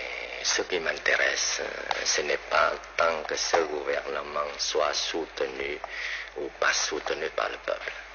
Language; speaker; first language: French; non-native, local second language; Vietnamese